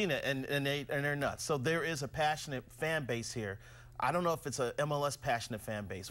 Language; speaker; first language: English; native; English